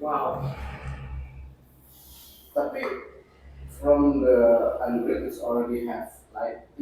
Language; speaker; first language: English; non-native, fluent; Indonesian